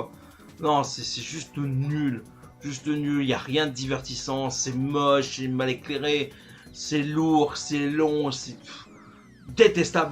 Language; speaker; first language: French; native; French